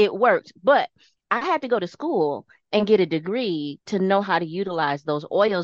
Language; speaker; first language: English; native; English